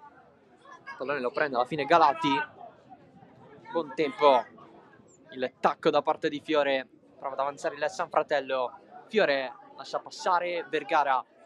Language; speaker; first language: Italian; native; Italian